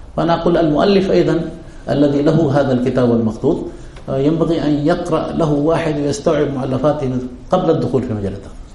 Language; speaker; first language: Arabic; non-native, fluent; Urdu